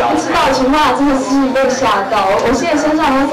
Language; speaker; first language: Chinese; native; Chinese